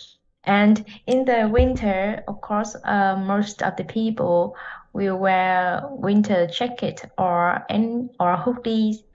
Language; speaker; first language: English; non-native, learner; Vietnamese